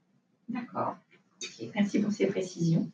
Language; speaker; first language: French; native; French